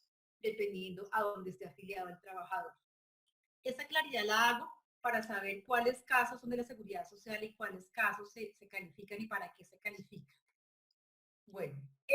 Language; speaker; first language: Spanish; native; Spanish